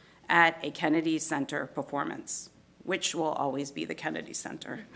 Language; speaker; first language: English; native; English